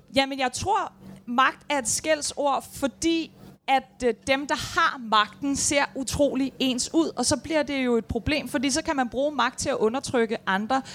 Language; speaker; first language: Danish; native; Danish